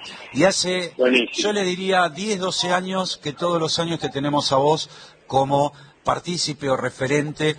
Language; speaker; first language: Spanish; native; Spanish